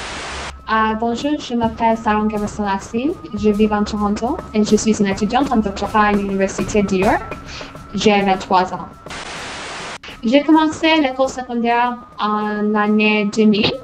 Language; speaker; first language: French; non-native, fluent; English